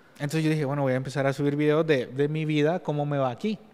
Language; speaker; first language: Spanish; native; Spanish